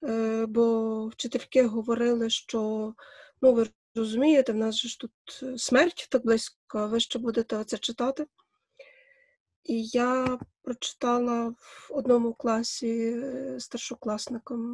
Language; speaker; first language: Ukrainian; native; Ukrainian